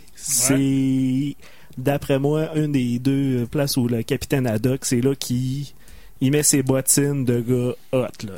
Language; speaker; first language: French; native; French